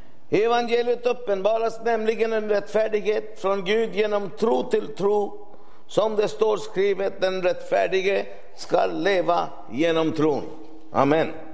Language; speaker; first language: Swedish; non-native, fluent; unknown